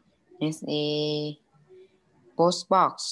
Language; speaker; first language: English; non-native, learner; Vietnamese